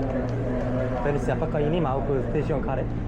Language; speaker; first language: Indonesian; non-native, learner; Korean